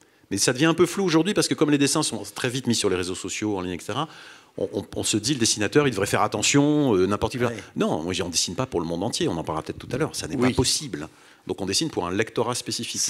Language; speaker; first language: French; native; French